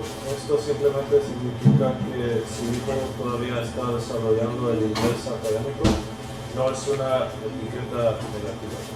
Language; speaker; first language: Spanish; early bilingual, heritage; Spanish